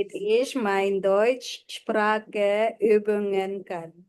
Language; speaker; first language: German; non-native, fluent; Filipino